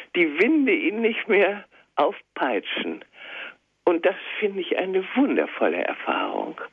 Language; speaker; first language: German; native; German